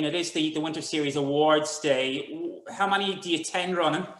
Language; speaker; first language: English; native; English